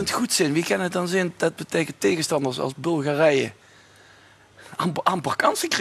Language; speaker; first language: Dutch; native; Dutch